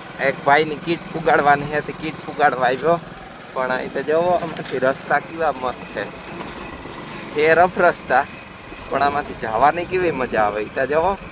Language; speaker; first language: Gujarati; native; Gujarati